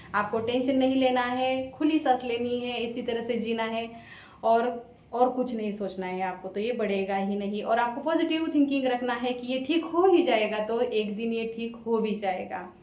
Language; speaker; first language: Hindi; non-native, local second language; Marathi